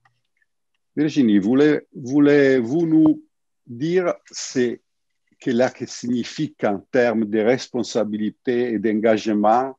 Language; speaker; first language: French; non-native, learner; Italian